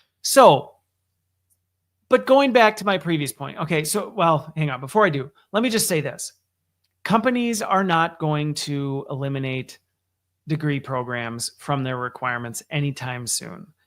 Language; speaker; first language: English; native; English